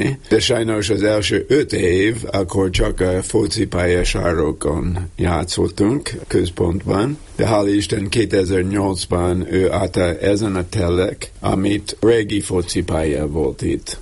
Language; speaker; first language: Hungarian; non-native, learner; English